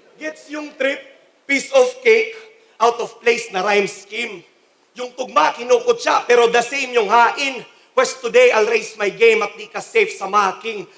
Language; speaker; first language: Filipino; non-native, local second language; Cebuano